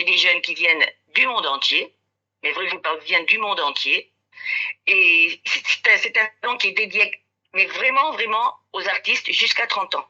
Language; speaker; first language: French; native; French